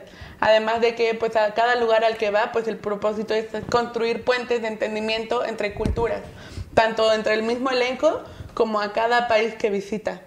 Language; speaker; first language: Spanish; native; Spanish